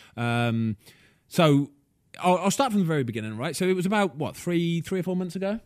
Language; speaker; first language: English; native; English